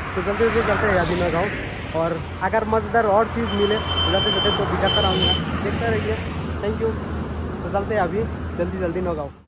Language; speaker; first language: Hindi; non-native, local second language; Assamese